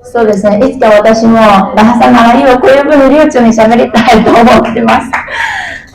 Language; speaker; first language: Japanese; non-native, fluent; Chinese